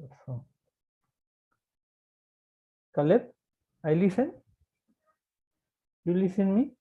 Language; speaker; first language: English; non-native, learner; Spanish